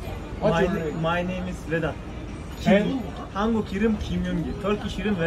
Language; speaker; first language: Korean; non-native, learner; Turkish